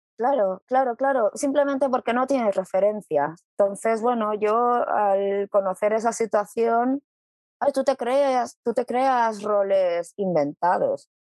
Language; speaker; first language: Spanish; early bilingual, other home language; Korean